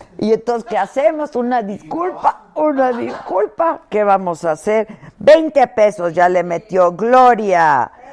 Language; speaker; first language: Spanish; native; Spanish